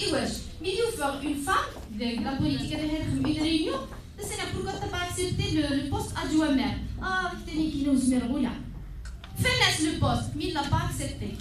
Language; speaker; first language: French; non-native, local second language; Kabyle